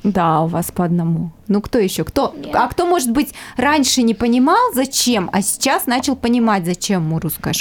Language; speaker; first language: Russian; native; Russian